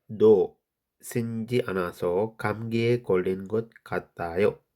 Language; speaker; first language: Korean; non-native, fluent; Sinhala